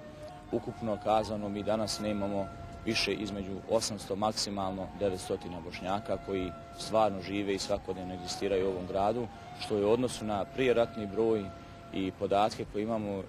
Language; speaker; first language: Bosnian; native; Bosnian